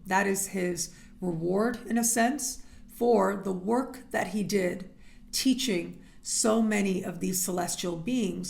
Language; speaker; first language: English; native; English